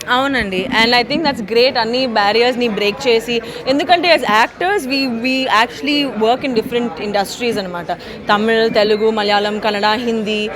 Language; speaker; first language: Telugu; non-native, local second language; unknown